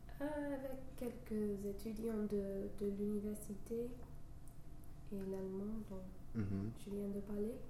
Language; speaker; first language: French; non-native, fluent; English